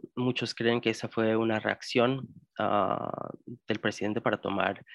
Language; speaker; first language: Spanish; early bilingual, heritage; Spanish